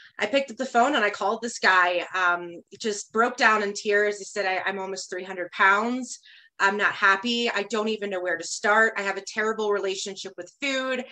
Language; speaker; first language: English; native; English